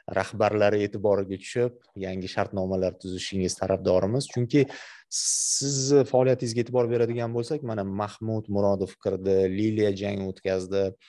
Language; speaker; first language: Uzbek; native; Uzbek